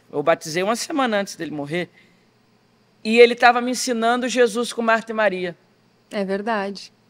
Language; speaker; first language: Portuguese; native; Portuguese